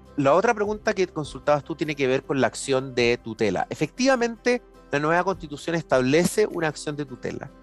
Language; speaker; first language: Spanish; native; Spanish